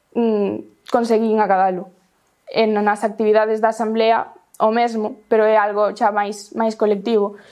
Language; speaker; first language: Galician; non-native, local second language; Spanish